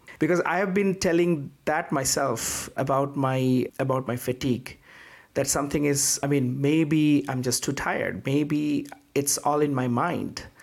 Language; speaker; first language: English; non-native, local second language; Bangla